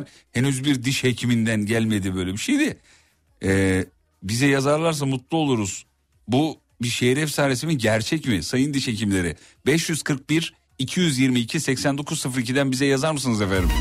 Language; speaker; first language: Turkish; native; Turkish